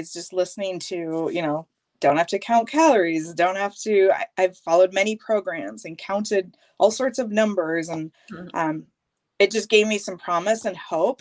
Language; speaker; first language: English; native; English